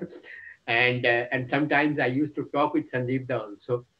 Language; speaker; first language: English; non-native, local second language; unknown